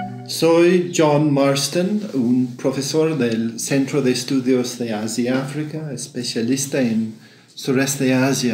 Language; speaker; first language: Spanish; non-native, fluent; English